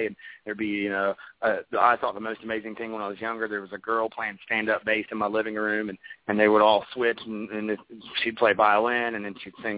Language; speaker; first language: English; native; English